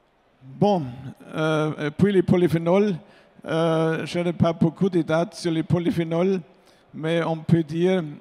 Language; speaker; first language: French; non-native, fluent; German